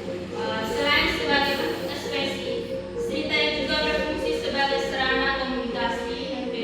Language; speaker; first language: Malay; non-native, local second language; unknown